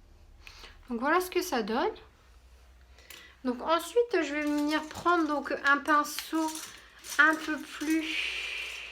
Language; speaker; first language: French; native; French